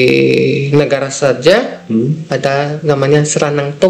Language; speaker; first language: Indonesian; non-native, fluent; Dutch